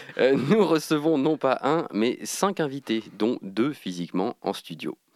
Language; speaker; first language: French; native; French